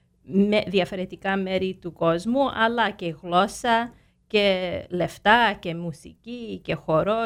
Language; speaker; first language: Greek; early bilingual, heritage; Greek